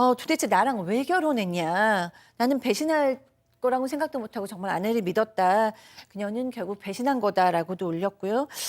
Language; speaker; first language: Korean; native; Korean